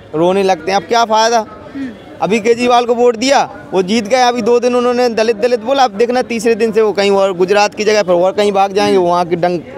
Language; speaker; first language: Hindi; native; Hindi